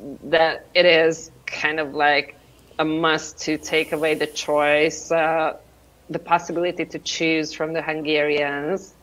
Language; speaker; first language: English; non-native, fluent; Hungarian